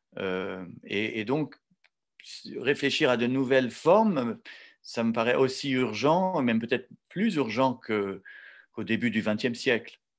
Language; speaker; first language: French; native; French